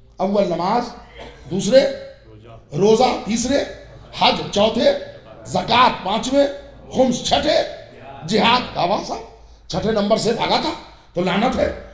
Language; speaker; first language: Urdu; native; Urdu